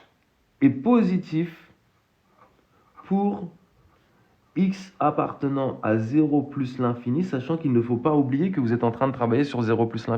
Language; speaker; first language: French; native; French